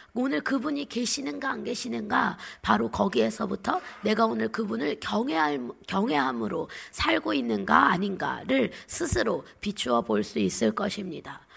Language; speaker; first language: Korean; native; Korean